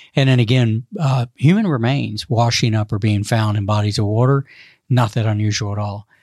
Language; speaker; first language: English; native; English